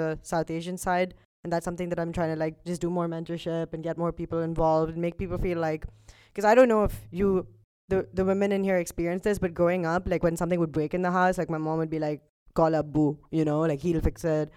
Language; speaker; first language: English; non-native, local second language; Urdu